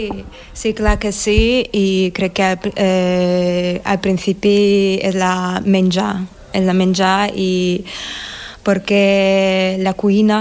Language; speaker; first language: Catalan; non-native, learner; Spanish